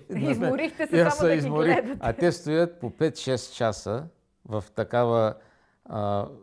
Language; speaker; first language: Bulgarian; native; Bulgarian